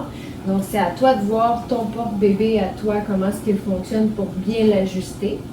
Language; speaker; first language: French; native; French